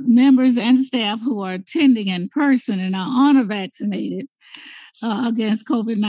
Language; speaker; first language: English; native; English